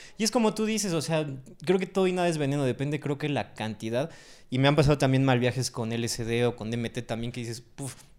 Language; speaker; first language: Spanish; native; Spanish